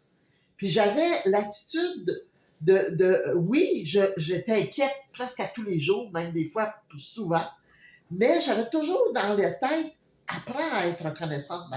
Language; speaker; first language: French; native; French